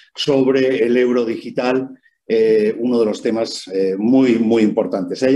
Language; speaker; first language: Spanish; native; Spanish